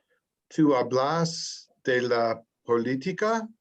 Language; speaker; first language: Spanish; non-native, learner; English